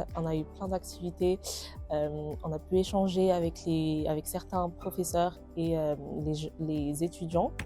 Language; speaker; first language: French; non-native, local second language; Malagasy